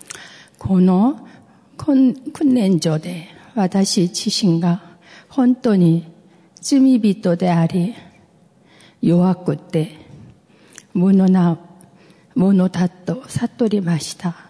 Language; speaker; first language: Japanese; non-native, fluent; Korean